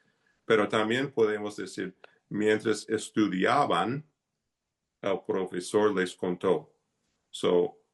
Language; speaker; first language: Spanish; non-native, fluent; English